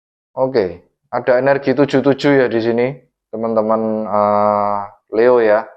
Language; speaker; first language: Indonesian; native; Indonesian